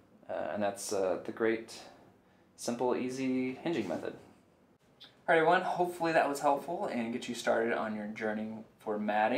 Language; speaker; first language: English; native; English